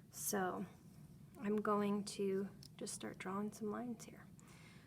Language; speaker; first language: English; native; English